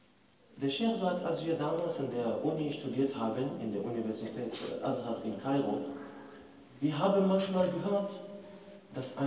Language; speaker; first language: German; non-native, fluent; Arabic